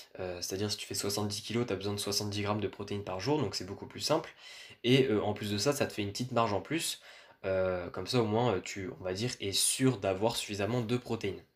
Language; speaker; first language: French; native; French